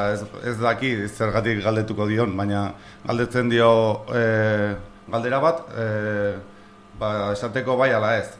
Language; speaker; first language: Basque; non-native, learner; Spanish